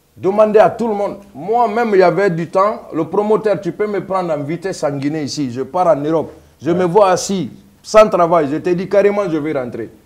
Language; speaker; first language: French; non-native, local second language; Mandingo